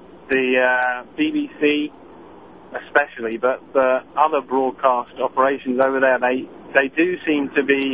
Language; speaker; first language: English; native; English